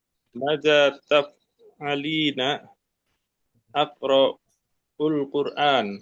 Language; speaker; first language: Arabic; non-native, learner; Indonesian